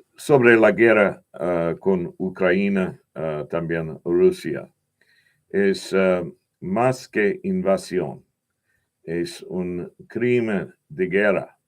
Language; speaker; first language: Spanish; non-native, learner; English